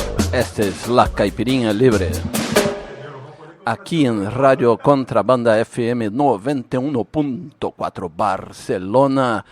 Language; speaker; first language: Spanish; non-native, fluent; Portuguese